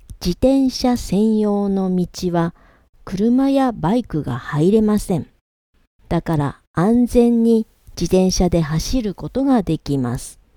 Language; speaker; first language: Japanese; native; Japanese